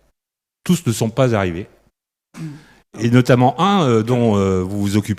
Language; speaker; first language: French; native; French